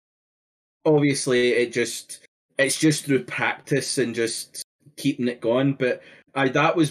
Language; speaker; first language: English; native; English